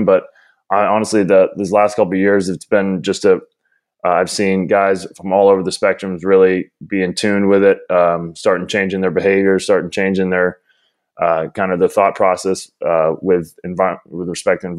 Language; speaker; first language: English; native; English